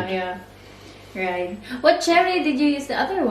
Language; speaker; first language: English; non-native, learner; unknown